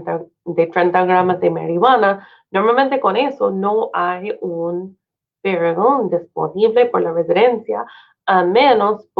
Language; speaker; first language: Spanish; non-native, fluent; English